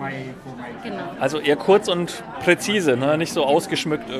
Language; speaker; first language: German; native; German